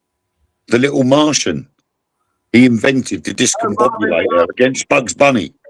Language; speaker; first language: English; native; English